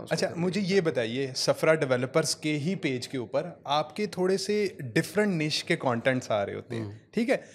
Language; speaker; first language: Urdu; native; Urdu